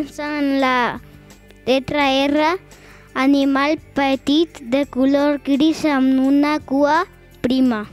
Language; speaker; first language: Catalan; non-native, local second language; Spanish